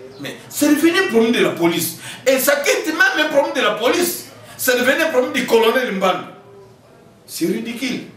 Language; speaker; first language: French; non-native, local second language; Kongo